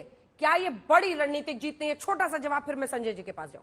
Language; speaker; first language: Hindi; native; Hindi